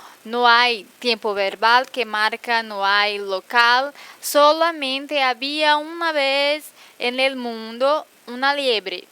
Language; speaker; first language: Spanish; non-native, fluent; Portuguese